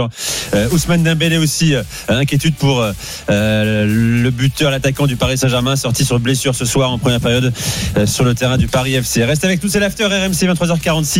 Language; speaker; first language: French; native; French